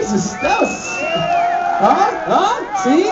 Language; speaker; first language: English; native; English